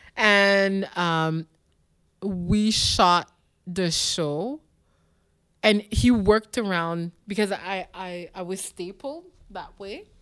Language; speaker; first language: English; non-native, local second language; French